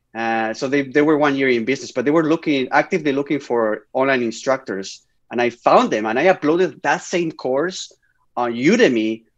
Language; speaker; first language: English; non-native, fluent; Spanish